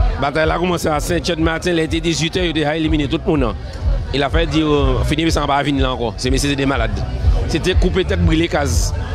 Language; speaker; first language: French; native; French